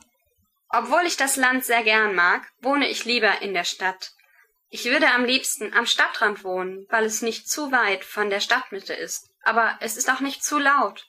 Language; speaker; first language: German; non-native, learner; English